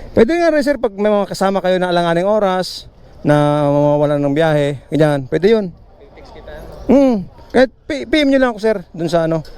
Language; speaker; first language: Filipino; non-native, local second language; Bikol